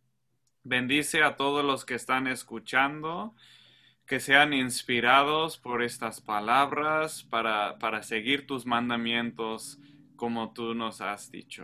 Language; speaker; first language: Spanish; non-native, fluent; English